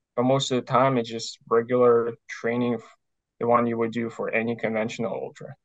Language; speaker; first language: English; non-native, fluent; Ukrainian